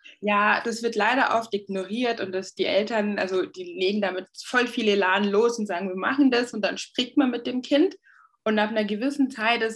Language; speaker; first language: German; non-native, fluent; French